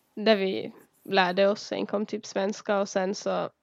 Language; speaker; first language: Swedish; early bilingual, other home language; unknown